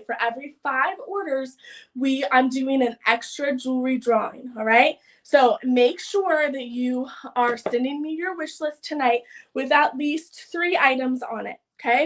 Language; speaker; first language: English; native; English